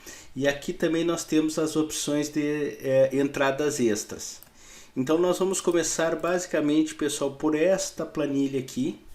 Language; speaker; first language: Portuguese; native; Portuguese